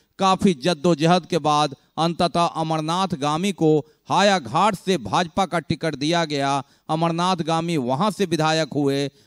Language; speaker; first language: Hindi; native; Hindi